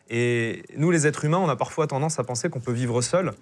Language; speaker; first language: French; native; French